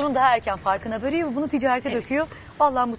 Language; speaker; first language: Turkish; native; Turkish